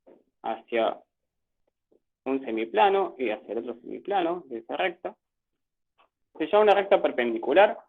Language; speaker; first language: Spanish; native; Spanish